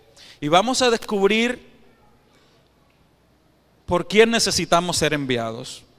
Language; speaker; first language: Spanish; native; Spanish